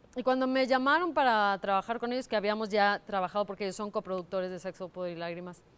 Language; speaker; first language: Spanish; native; Spanish